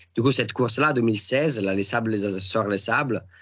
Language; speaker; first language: French; non-native, fluent; Italian